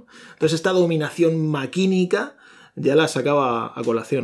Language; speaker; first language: Spanish; native; Spanish